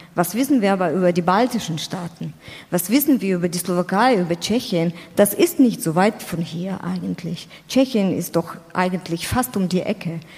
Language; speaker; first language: German; non-native, fluent; Ukrainian